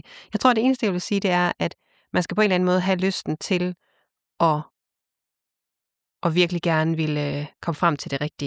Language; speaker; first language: Danish; native; Danish